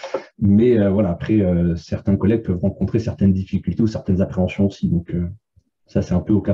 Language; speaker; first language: French; native; French